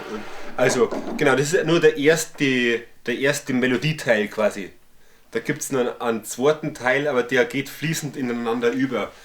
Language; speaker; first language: German; native; German